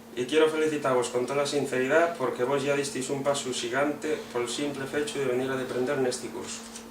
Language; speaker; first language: Asturian; non-native, local second language; Spanish